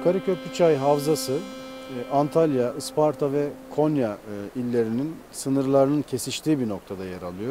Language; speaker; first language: Turkish; native; Turkish